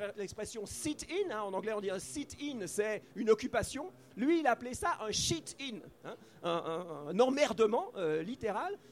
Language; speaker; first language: French; native; French